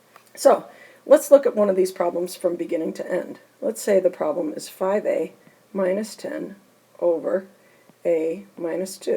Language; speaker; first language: English; native; English